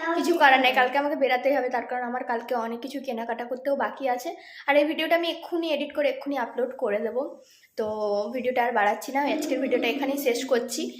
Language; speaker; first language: Bangla; non-native, local second language; Santali